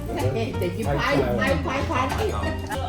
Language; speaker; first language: Chinese; native; Chinese